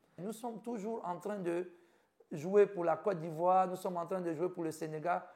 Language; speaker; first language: French; native; French